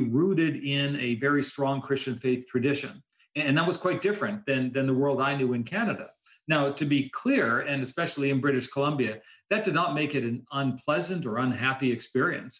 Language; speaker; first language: English; native; English